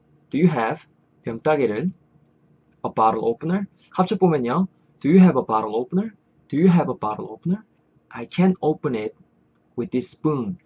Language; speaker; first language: English; non-native, fluent; Korean